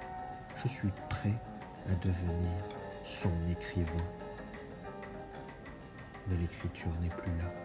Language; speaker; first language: French; native; French